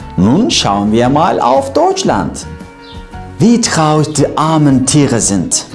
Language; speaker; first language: German; non-native, learner; Turkish